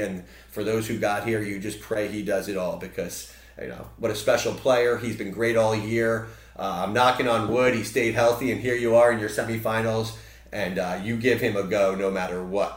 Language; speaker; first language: English; native; English